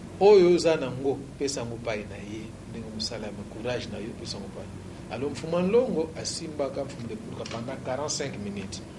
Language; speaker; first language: Lingala; non-native, local second language; Kongo